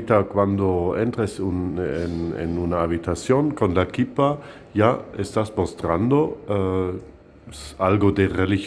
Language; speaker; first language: Spanish; non-native, fluent; German